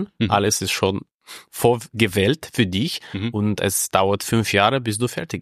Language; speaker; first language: German; non-native, fluent; Russian